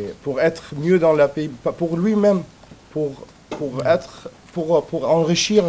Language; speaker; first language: French; non-native, fluent; Arabic